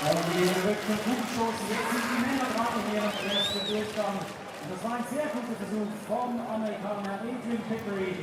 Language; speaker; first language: German; native; German